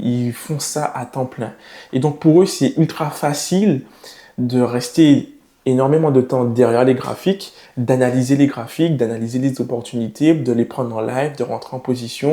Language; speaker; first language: French; native; French